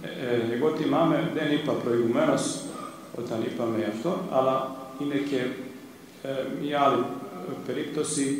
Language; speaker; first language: Greek; non-native, fluent; Serbian